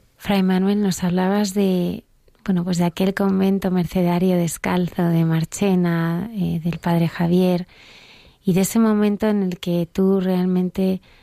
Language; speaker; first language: Spanish; native; Spanish